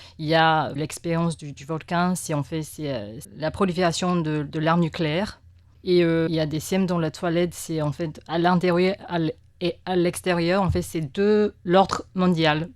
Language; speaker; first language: French; non-native, fluent; Chinese